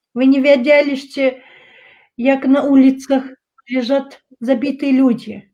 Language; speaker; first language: Polish; non-native, learner; Russian